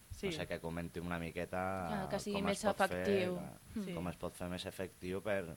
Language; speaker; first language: Catalan; non-native, local second language; Spanish